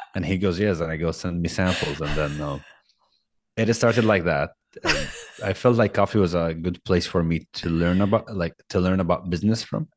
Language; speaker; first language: English; non-native, fluent; Arabic